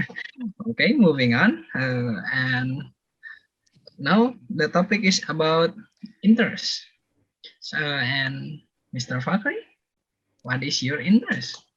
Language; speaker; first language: English; non-native, learner; Indonesian